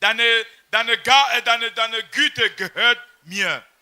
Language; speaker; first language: German; non-native, fluent; French